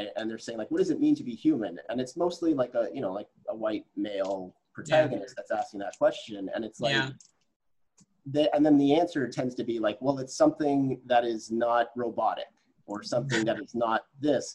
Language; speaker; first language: English; native; English